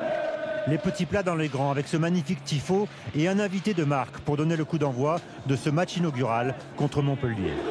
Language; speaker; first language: French; native; French